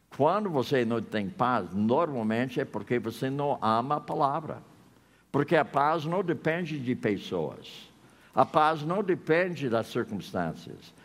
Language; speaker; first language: Portuguese; non-native, fluent; English